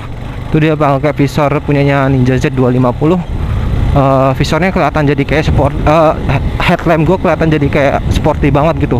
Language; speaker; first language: Indonesian; native; Indonesian